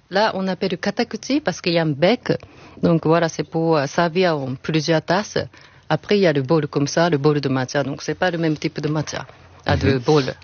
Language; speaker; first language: French; non-native, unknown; Japanese